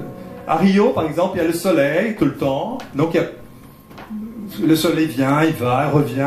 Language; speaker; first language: French; non-native, fluent; Portuguese